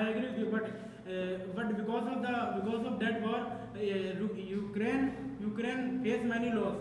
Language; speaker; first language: English; non-native, learner; Hindi